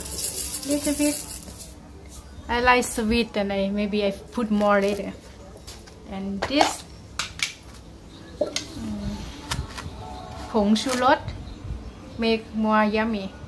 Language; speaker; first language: English; non-native, learner; Lao